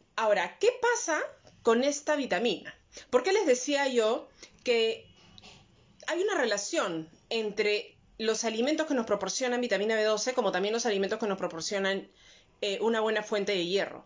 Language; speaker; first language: Spanish; native; Spanish